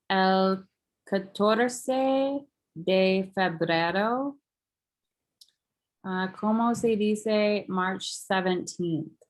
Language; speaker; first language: Spanish; non-native, learner; English